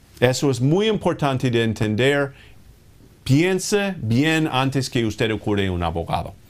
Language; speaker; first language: Spanish; non-native, fluent; English